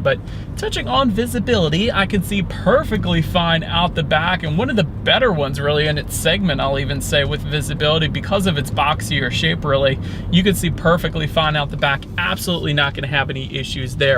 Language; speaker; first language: English; native; English